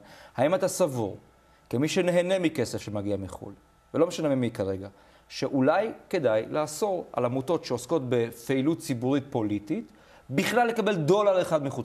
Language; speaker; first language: Hebrew; native; Hebrew